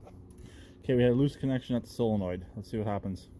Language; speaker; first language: English; native; English